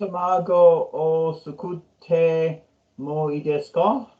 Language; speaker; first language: Japanese; non-native, learner; English